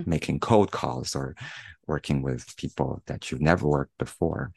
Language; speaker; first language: English; non-native, fluent; Chinese